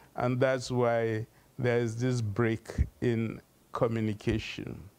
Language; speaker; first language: English; non-native, local second language; Hausa